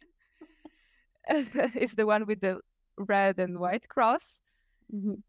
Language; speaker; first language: English; non-native, fluent; Italian